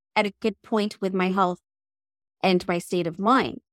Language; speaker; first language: English; native; English